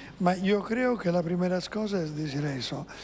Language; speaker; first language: Spanish; non-native, fluent; Italian